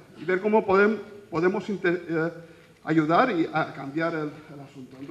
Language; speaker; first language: Spanish; non-native, local second language; Catalan